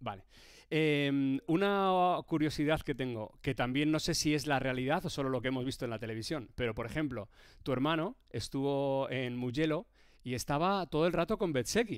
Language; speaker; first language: Spanish; native; Spanish